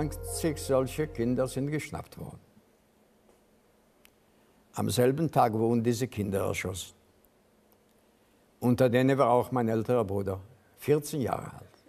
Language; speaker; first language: German; non-native, fluent; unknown